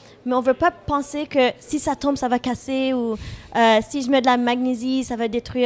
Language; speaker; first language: French; non-native, fluent; English